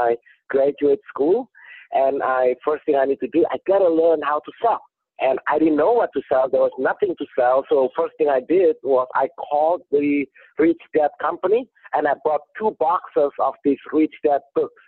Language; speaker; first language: English; non-native, fluent; Indonesian